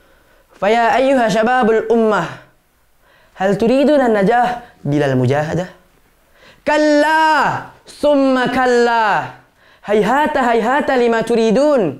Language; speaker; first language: Arabic; non-native, learner; Indonesian